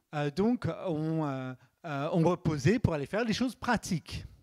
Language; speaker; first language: French; native; French